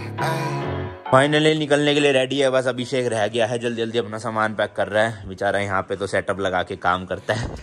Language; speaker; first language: Hindi; native; Hindi